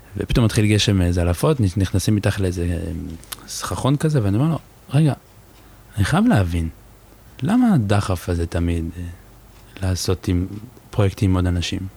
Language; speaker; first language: Hebrew; native; Hebrew